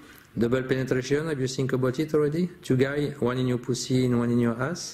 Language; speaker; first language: English; non-native, fluent; French